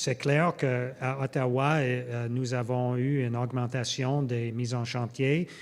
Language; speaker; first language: French; non-native, local second language; English